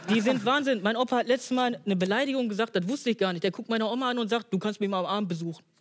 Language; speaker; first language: German; native; German